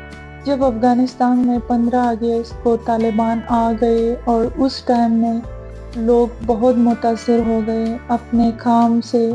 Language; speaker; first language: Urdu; non-native, fluent; Persian